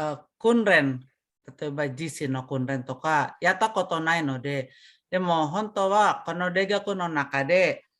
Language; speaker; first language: Japanese; non-native, learner; Indonesian